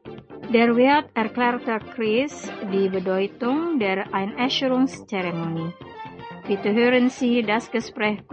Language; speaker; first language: German; non-native, fluent; Indonesian